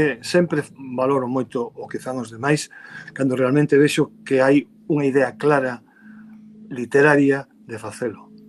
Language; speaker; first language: Galician; non-native, local second language; Spanish